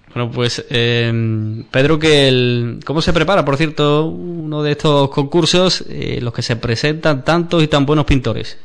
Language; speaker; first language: Spanish; native; Spanish